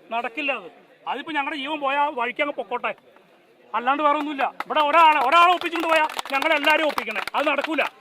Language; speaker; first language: Malayalam; native; Malayalam